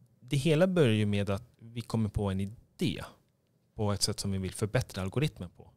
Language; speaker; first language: Swedish; native; Swedish